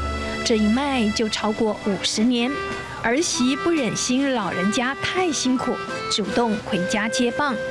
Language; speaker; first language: Chinese; native; Chinese